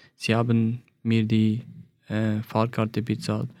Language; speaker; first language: German; non-native, fluent; Persian